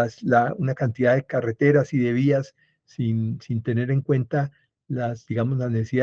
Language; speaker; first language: Spanish; native; Spanish